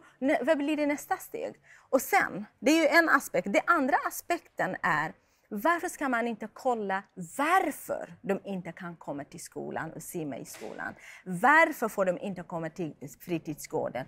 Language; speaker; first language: Swedish; non-native, fluent; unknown